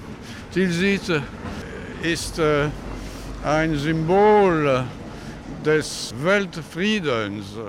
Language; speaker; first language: German; non-native, learner; Russian